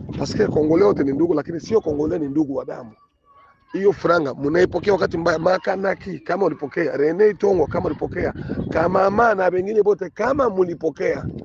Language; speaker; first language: Swahili; native; Swahili